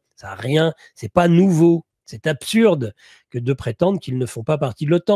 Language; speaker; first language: French; native; French